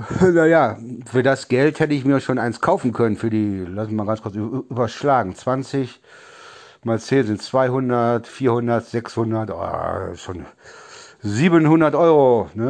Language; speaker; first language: German; native; German